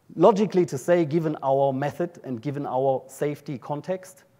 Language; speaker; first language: English; non-native, fluent; German